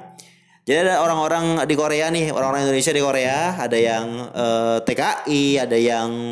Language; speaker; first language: Indonesian; native; Indonesian